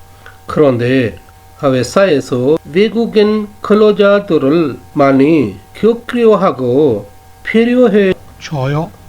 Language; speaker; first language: Korean; non-native, fluent; Urdu